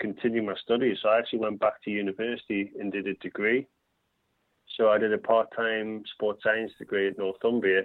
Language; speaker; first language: English; native; English